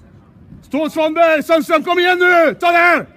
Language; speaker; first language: Swedish; non-native, fluent; French